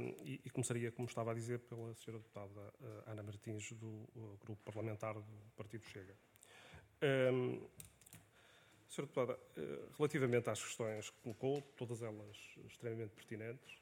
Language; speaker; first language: Portuguese; native; Portuguese